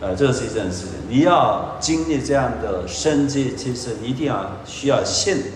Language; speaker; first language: Chinese; non-native, fluent; Korean